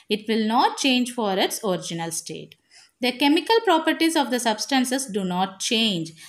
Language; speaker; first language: English; non-native, local second language; Tamil